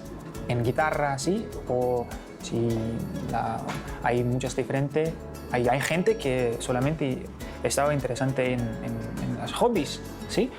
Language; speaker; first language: Spanish; non-native, learner; Kazakh